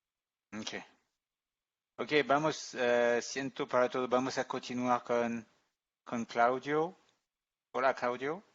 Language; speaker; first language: Spanish; non-native, fluent; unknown